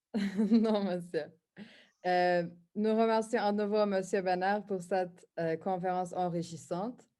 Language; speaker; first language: French; non-native, fluent; Turkish